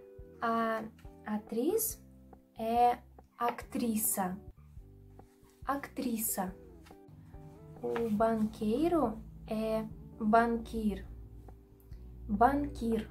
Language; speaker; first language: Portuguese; non-native, fluent; Russian